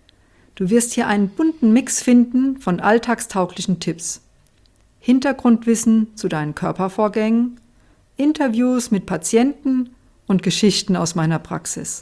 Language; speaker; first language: German; native; German